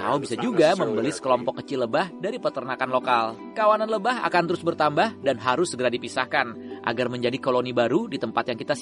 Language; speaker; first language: Indonesian; native; Indonesian